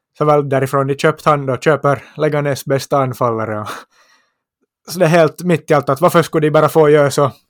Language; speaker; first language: Swedish; native; Swedish